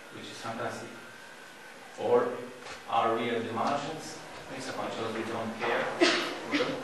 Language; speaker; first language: English; non-native, fluent; Slovak